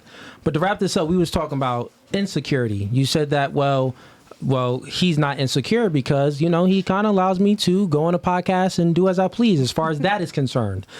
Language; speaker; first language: English; native; English